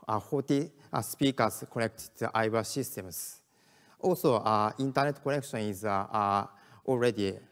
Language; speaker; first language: English; non-native, learner; Japanese